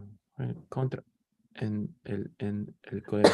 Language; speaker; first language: Spanish; non-native, learner; English